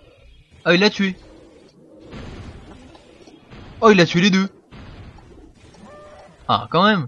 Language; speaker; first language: French; native; French